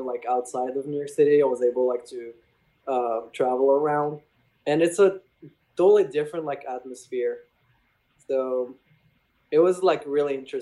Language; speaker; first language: English; non-native, fluent; Arabic